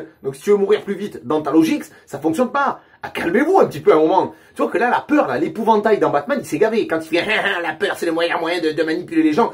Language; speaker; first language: French; native; French